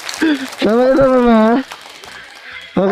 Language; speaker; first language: Filipino; non-native, learner; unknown